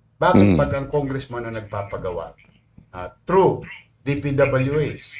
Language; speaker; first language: Filipino; native; Filipino